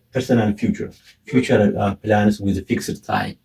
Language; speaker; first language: English; non-native, local second language; Amharic